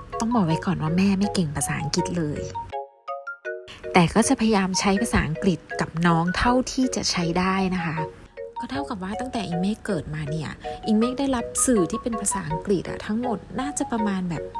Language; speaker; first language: Thai; native; Thai